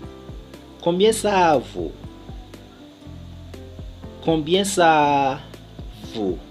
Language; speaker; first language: French; non-native, local second language; Haitian Creole